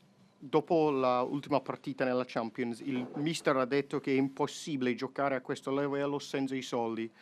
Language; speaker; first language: Italian; non-native, fluent; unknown